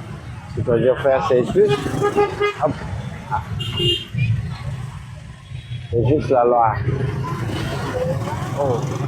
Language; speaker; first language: French; non-native, fluent; Vietnamese